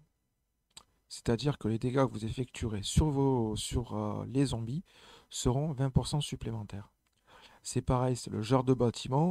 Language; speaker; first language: French; native; French